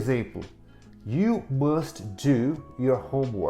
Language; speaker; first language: English; non-native, fluent; Portuguese